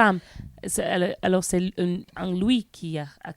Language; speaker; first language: French; non-native, learner; English